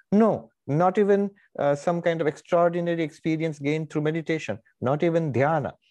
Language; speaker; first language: English; non-native, local second language; Bangla